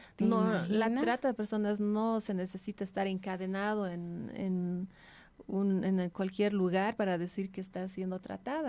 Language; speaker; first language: Spanish; native; Spanish